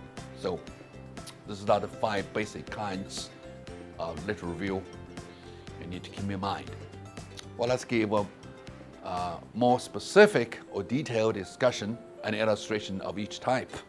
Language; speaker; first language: English; non-native, fluent; Chinese